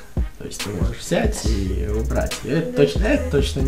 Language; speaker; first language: Russian; native; Russian